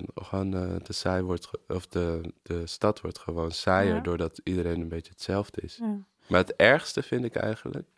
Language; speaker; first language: Dutch; native; Dutch